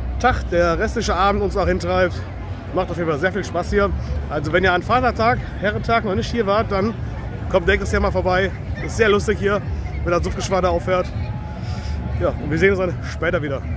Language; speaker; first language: German; native; German